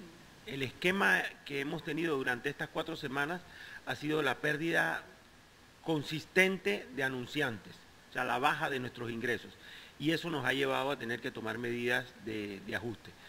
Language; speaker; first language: Spanish; native; Spanish